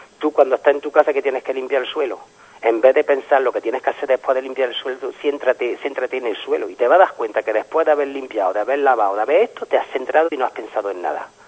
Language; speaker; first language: Spanish; early bilingual, heritage; Spanish